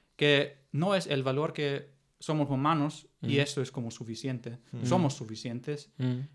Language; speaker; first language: Spanish; non-native, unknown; German